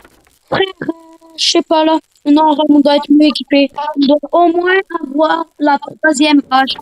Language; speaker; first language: French; native; French